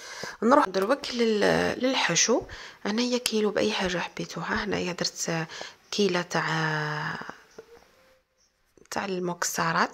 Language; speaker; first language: Arabic; native; Arabic